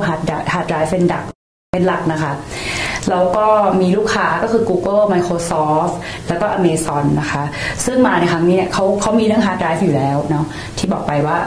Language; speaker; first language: Thai; native; Thai